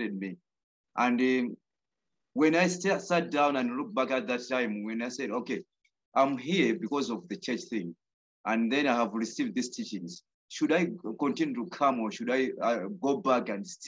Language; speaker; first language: English; non-native, local second language; Nyanja